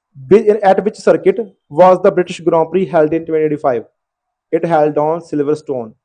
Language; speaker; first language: English; non-native, local second language; Punjabi